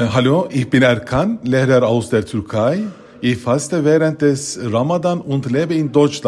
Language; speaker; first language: German; non-native, fluent; Turkish